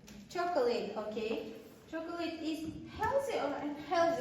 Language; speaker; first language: English; non-native, learner; Kazakh